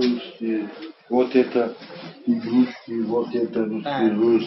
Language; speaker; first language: Russian; non-native, learner; Bulgarian